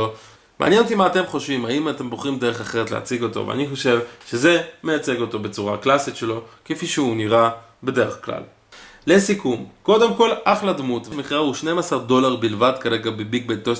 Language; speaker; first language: Hebrew; native; Hebrew